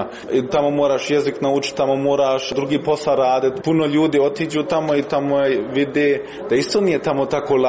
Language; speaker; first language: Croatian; early bilingual, heritage; Croatian